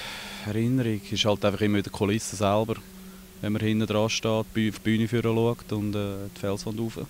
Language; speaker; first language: German; native; German